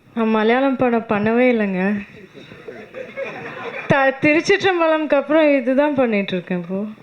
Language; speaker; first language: Tamil; non-native, local second language; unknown